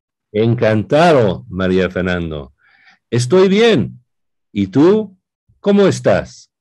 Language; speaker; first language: Spanish; non-native, fluent; English